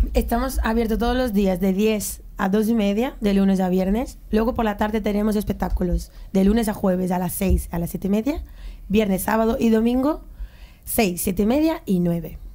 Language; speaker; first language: Spanish; non-native, fluent; Portuguese